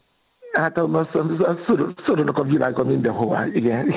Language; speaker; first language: Hungarian; non-native, fluent; Yoruba